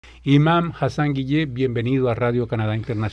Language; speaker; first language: Spanish; native; Spanish